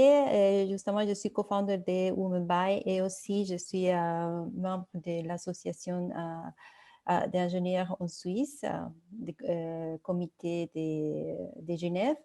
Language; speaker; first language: French; non-native, fluent; Spanish